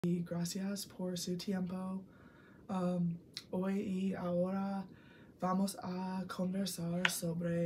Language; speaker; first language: Spanish; non-native, learner; English